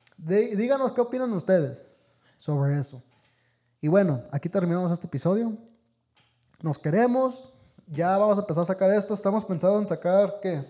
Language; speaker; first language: Spanish; early bilingual, heritage; Spanish